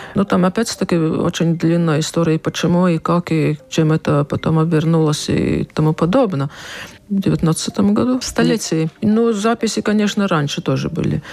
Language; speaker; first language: Russian; non-native, local second language; Latvian